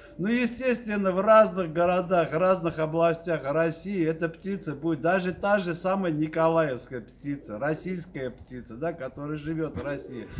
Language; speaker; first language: Russian; non-native, local second language; Armenian